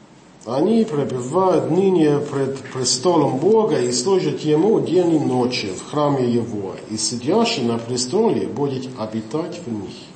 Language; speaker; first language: Russian; non-native, fluent; English